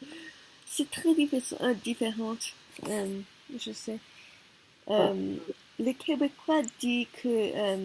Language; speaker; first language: French; non-native, learner; Korean